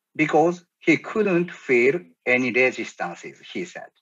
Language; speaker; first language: English; non-native, learner; Japanese